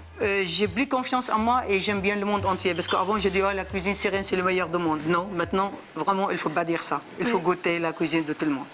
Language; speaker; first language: French; non-native, fluent; Arabic